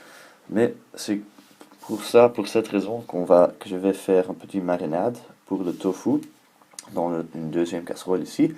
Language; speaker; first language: French; non-native, learner; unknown